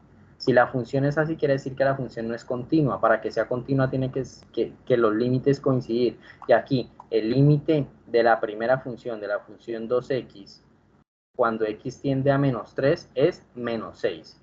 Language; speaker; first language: Spanish; native; Spanish